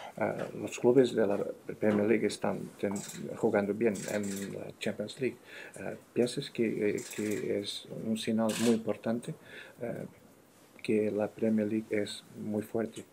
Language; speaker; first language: Spanish; non-native, learner; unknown